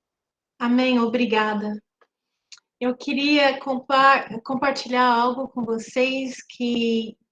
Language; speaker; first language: Portuguese; non-native, fluent; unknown